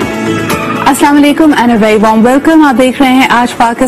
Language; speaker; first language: Urdu; native; Urdu